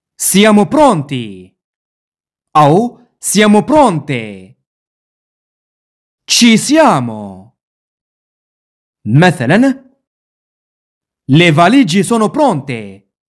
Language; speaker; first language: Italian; non-native, fluent; Arabic